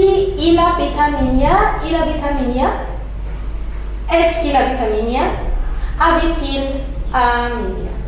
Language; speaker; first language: French; non-native, fluent; Arabic